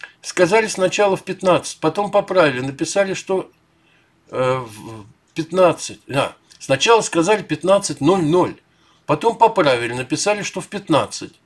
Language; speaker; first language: Russian; native; Russian